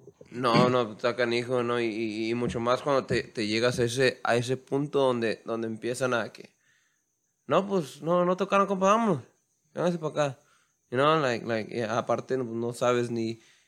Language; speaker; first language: Spanish; early bilingual, heritage; Spanish